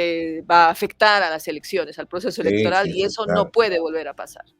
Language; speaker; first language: Spanish; native; Spanish